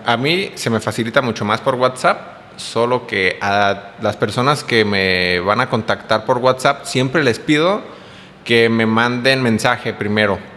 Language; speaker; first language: Spanish; native; Spanish